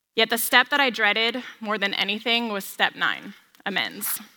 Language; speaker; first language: English; native; English